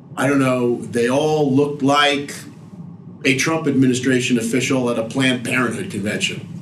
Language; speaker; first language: English; native; English